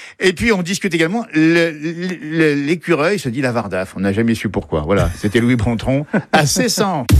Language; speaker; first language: French; native; French